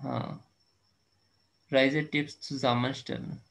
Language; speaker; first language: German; non-native, fluent; Urdu